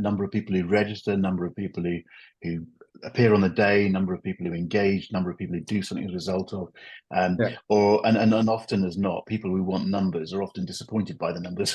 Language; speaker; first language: English; native; English